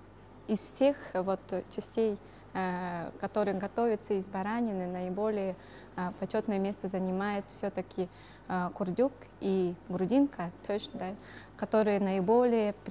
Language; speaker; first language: Russian; non-native, local second language; Tuvinian